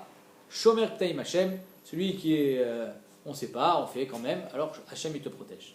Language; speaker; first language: French; native; French